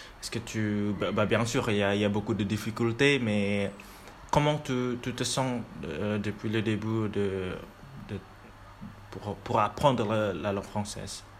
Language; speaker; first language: French; non-native, learner; Indonesian